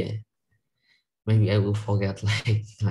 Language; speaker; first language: English; non-native, learner; Vietnamese